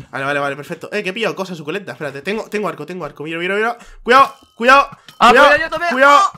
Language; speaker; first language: Spanish; native; Spanish